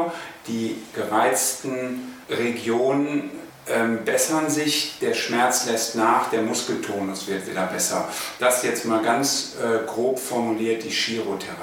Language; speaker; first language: German; native; German